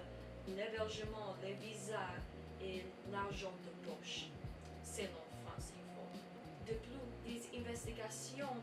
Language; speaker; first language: French; non-native, learner; English